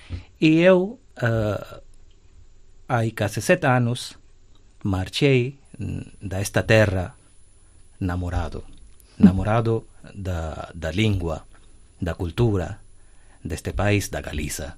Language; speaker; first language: Galician; non-native, fluent; Hindi